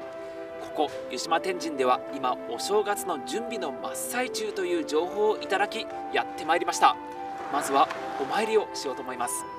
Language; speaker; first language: Japanese; native; Japanese